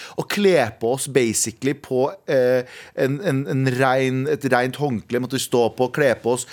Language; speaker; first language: Norwegian; early bilingual, other home language; Kurdish